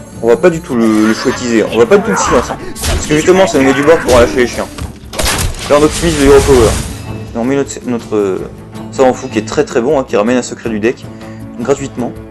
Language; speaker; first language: French; native; French